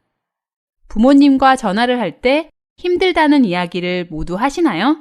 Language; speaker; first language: Korean; native; Korean